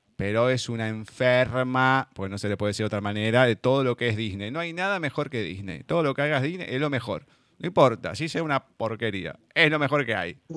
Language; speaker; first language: Spanish; native; Spanish